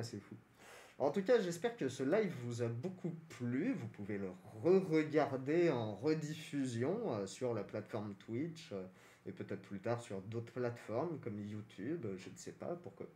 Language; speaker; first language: French; native; French